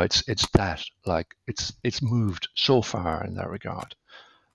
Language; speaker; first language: English; native; English